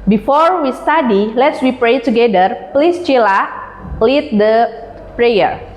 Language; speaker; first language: English; non-native, learner; Indonesian